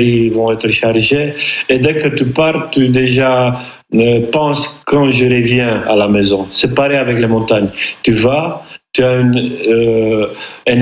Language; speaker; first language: French; non-native, fluent; Romanian